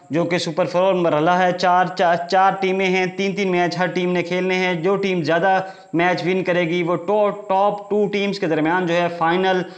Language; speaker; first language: Urdu; native; Urdu